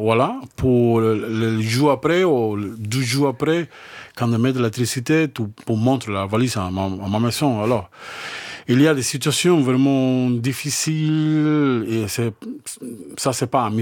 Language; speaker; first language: French; non-native, learner; Spanish